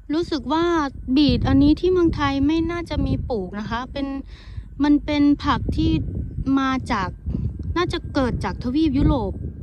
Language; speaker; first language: Thai; native; Thai